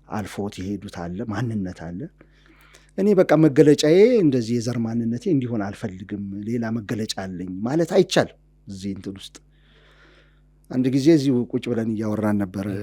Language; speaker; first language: Amharic; native; Amharic